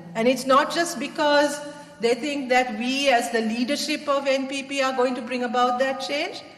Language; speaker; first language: English; non-native, local second language; Sinhala